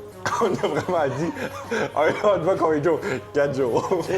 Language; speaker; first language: French; native; French